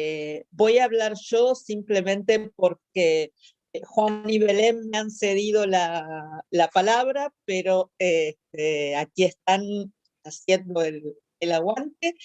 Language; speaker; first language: Spanish; native; Spanish